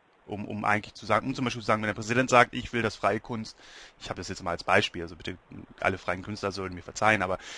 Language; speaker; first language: German; native; German